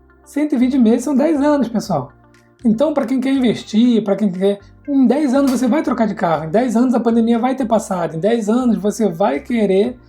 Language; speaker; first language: Portuguese; native; Portuguese